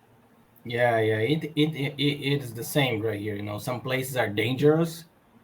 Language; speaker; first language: English; non-native, learner; Portuguese